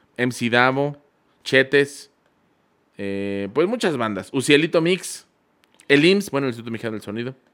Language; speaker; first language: Spanish; native; Spanish